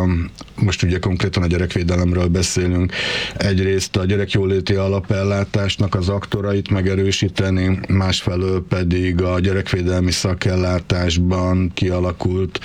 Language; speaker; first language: Hungarian; native; Hungarian